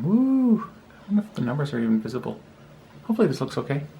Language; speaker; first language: English; native; English